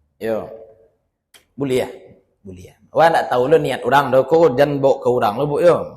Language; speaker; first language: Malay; non-native, local second language; Minangkabau